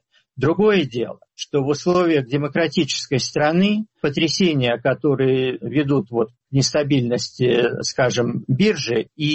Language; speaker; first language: Russian; native; Russian